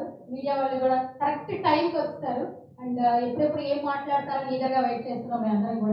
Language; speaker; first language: Telugu; native; Telugu